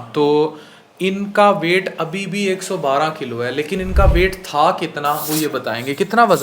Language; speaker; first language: Urdu; native; Urdu